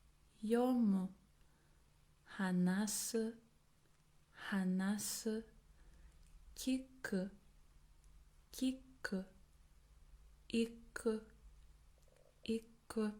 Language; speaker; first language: Japanese; non-native, fluent; English